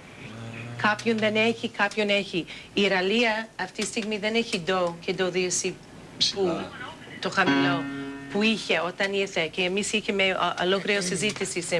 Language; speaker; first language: Greek; early bilingual, heritage; English